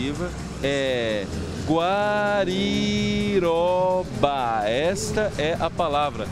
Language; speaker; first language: Portuguese; native; Portuguese